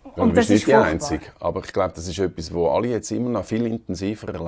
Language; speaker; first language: German; native; German